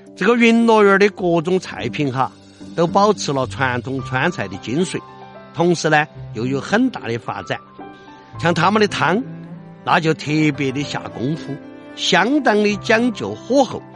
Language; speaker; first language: Chinese; native; Chinese